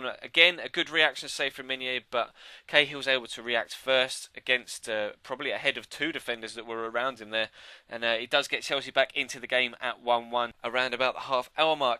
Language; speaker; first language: English; native; English